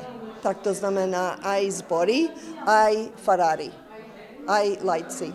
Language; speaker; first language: Slovak; early bilingual, heritage; English